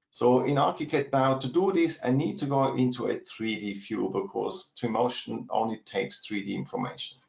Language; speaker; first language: English; non-native, fluent; German